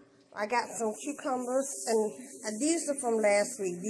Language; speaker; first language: English; native; English